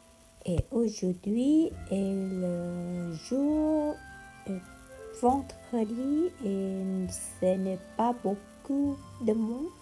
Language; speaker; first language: French; non-native, learner; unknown